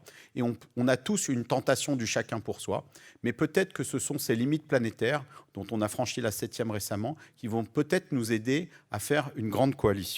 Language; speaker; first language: French; native; French